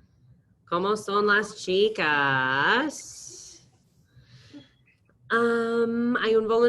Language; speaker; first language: Spanish; non-native, fluent; English